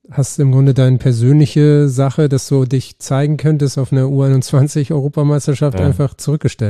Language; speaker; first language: German; native; German